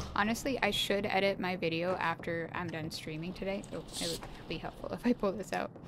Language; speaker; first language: English; native; English